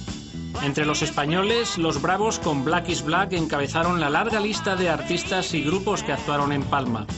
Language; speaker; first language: Spanish; native; Spanish